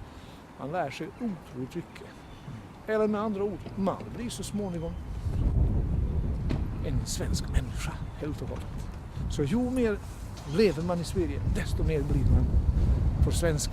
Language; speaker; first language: Swedish; non-native, fluent; Bosnian